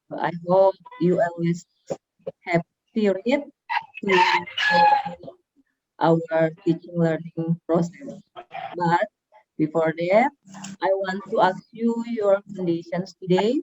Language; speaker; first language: English; non-native, learner; Indonesian